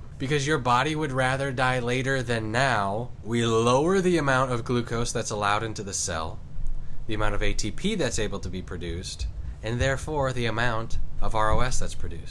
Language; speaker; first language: English; native; English